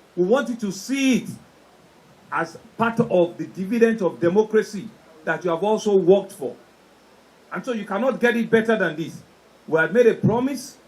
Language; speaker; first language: English; non-native, local second language; Yoruba